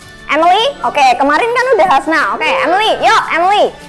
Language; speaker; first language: English; non-native, fluent; Indonesian